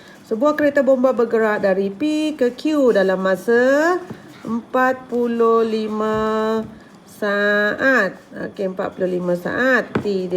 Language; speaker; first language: Malay; native; Malay